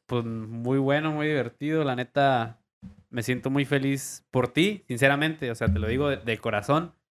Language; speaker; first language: Spanish; native; Spanish